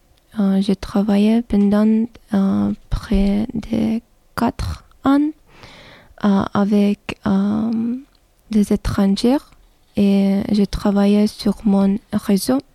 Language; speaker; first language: French; non-native, fluent; Czech